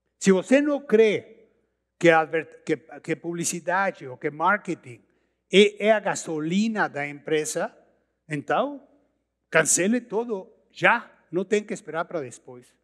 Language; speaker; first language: Portuguese; non-native, learner; Spanish